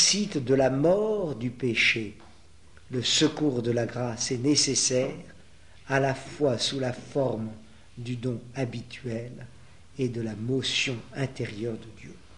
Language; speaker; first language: French; native; French